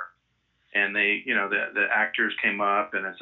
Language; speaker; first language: English; native; English